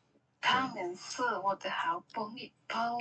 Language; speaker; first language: Chinese; non-native, learner; Indonesian